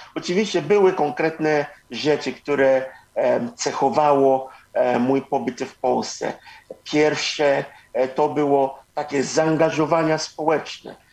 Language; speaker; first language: Polish; non-native, fluent; Igbo